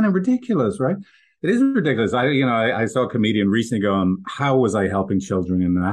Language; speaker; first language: English; native; English